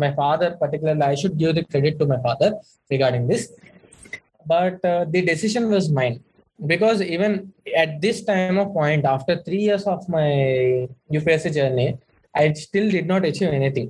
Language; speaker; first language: English; non-native, local second language; Telugu